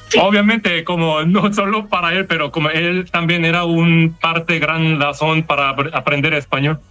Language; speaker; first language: Spanish; non-native, learner; Korean